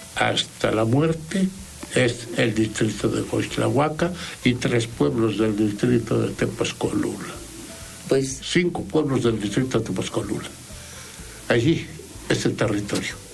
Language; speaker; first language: Spanish; non-native, local second language; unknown